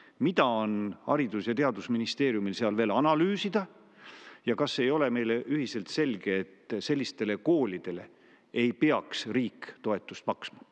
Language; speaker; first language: Estonian; native; Estonian